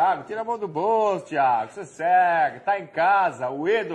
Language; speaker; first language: Portuguese; native; Portuguese